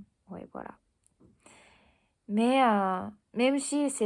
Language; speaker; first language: French; non-native, learner; Japanese